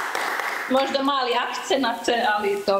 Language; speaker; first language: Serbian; early bilingual, heritage; Serbian